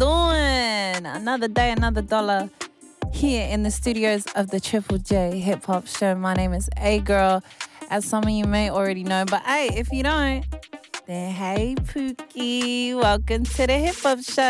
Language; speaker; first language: English; native; English